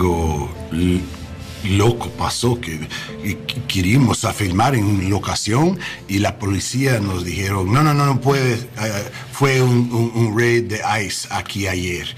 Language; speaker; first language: Spanish; non-native, learner; English